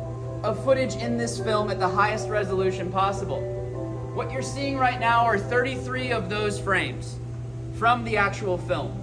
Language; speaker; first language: English; native; English